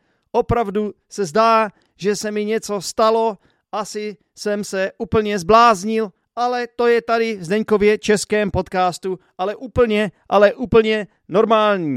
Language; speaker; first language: Czech; native; Czech